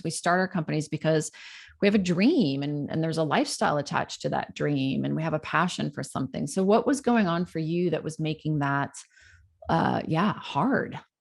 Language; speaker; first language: English; native; English